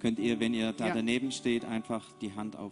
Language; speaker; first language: German; native; German